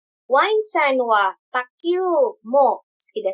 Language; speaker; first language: Japanese; non-native, learner; English